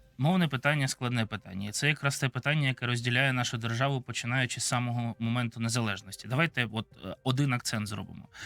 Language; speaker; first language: Ukrainian; non-native, local second language; Russian